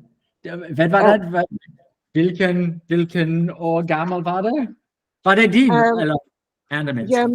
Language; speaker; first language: Danish; non-native, learner; English